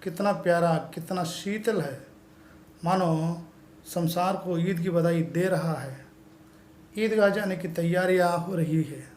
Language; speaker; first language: Hindi; non-native, local second language; Telugu